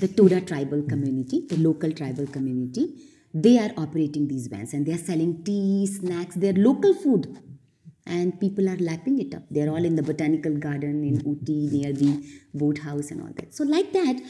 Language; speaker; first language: English; non-native, local second language; Hindi